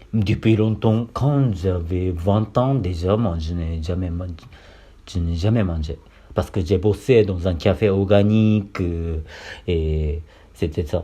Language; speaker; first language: French; non-native, learner; Japanese